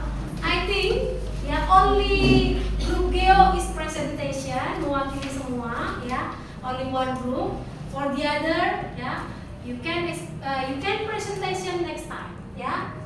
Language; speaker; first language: English; non-native, learner; Indonesian